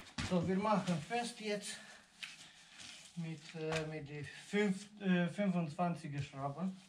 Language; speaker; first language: German; non-native, learner; Romanian